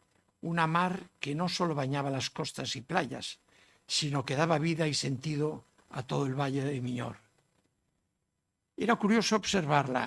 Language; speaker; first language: Spanish; native; Spanish